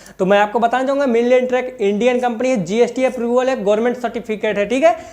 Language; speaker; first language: Hindi; native; Hindi